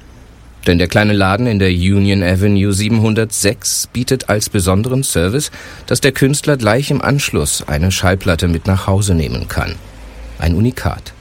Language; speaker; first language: German; native; German